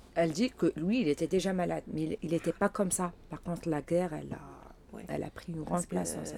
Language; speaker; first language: French; non-native, local second language; Arabic